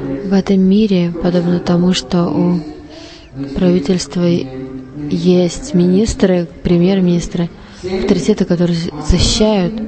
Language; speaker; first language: Russian; non-native, learner; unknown